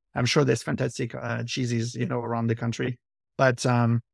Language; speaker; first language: English; non-native, fluent; French